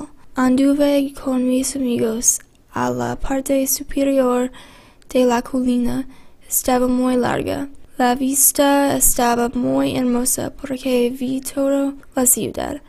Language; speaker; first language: Spanish; non-native, learner; English